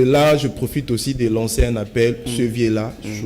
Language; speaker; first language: French; non-native, local second language; Lingala